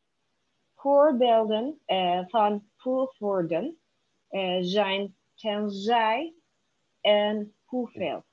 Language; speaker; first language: Dutch; non-native, learner; Turkish